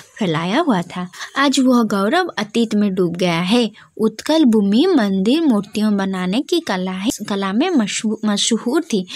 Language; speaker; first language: Hindi; non-native, local second language; Odia